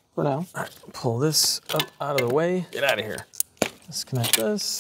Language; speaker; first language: English; native; English